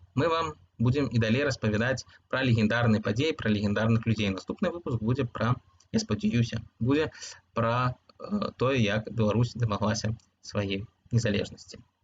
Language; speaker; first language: Belarusian; native; Belarusian